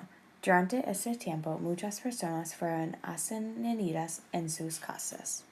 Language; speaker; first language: Spanish; non-native, learner; English